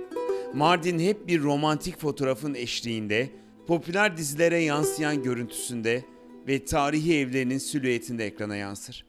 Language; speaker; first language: Turkish; native; Turkish